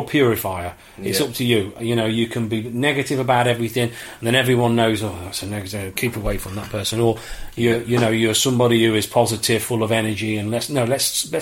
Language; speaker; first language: English; native; English